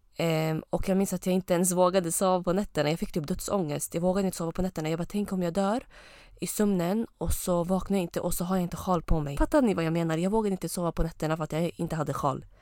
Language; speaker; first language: Swedish; early bilingual, other home language; Arabic